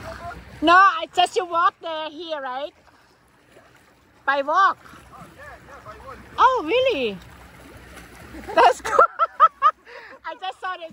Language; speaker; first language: English; non-native, learner; Thai